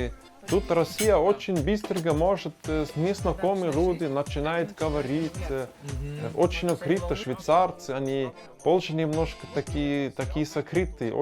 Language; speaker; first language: Russian; non-native, learner; German